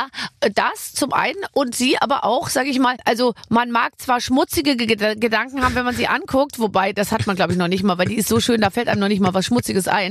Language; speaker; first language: German; native; German